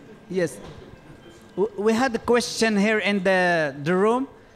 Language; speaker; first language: English; non-native, fluent; Arabic